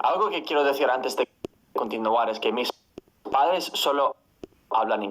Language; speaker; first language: Spanish; non-native, fluent; English